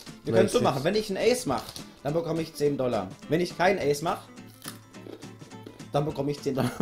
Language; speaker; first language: German; native; German